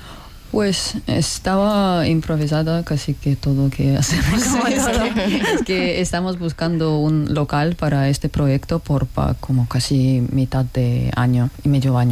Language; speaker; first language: Spanish; non-native, learner; Russian